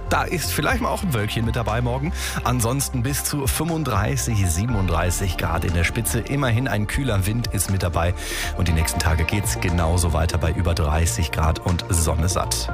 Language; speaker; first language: German; native; German